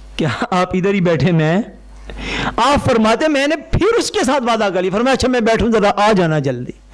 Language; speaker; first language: Urdu; non-native, local second language; Punjabi